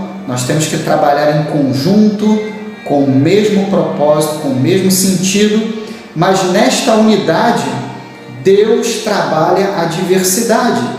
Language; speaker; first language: Portuguese; native; Portuguese